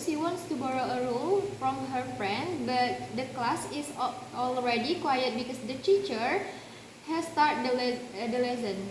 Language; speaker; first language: English; non-native, learner; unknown